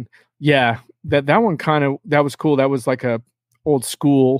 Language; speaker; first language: English; native; English